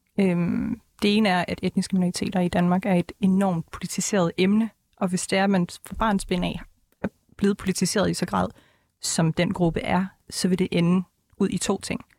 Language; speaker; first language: Danish; early bilingual, other home language; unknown